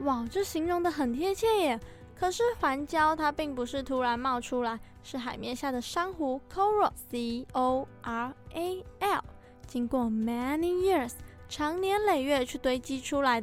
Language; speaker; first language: Chinese; native; Chinese